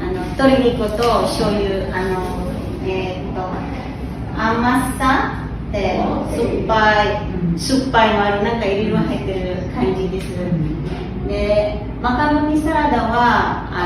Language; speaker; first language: Japanese; non-native, fluent; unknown